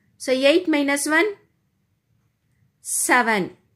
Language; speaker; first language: English; non-native, local second language; Tamil